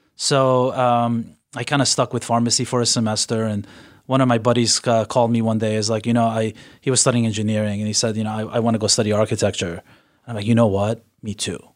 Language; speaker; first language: English; early bilingual, other home language; Persian